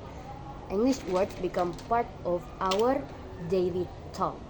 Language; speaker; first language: English; non-native, learner; Indonesian